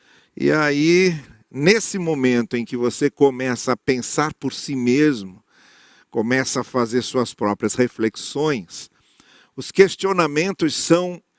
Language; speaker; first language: Portuguese; native; Portuguese